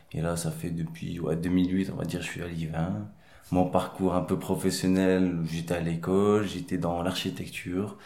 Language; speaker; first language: French; early bilingual, other home language; Arabic